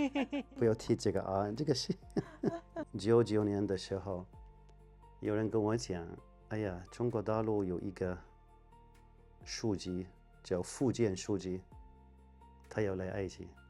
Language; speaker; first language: Chinese; non-native, fluent; Arabic